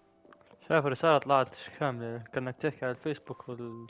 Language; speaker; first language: Arabic; native; Arabic